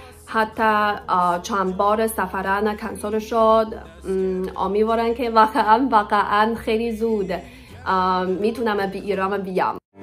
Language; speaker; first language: Persian; non-native, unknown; Chinese